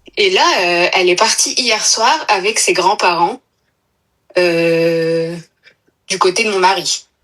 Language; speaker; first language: French; native; French